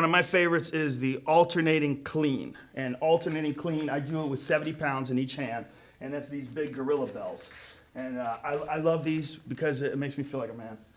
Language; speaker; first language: English; native; English